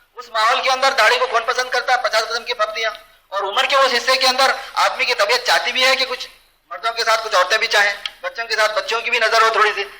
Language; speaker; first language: Urdu; native; Urdu